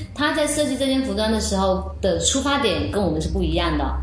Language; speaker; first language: Chinese; native; Chinese